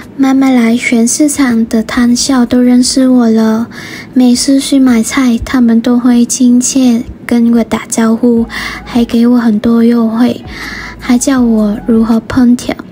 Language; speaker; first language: Chinese; non-native, fluent; Vietnamese